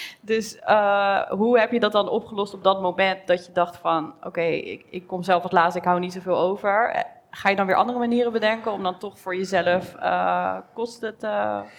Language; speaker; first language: Dutch; native; Dutch